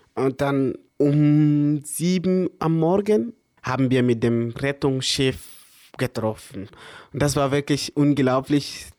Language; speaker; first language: German; early bilingual, other home language; Arabic